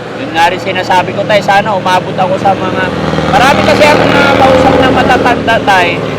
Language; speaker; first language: Filipino; non-native, local second language; Pangasinan